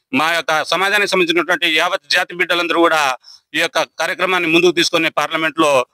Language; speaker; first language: Telugu; non-native, local second language; Lambadi